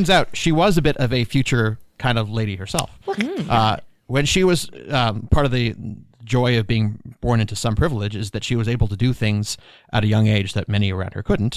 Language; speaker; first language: English; native; English